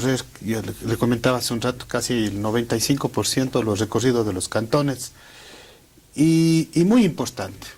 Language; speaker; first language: Spanish; native; Spanish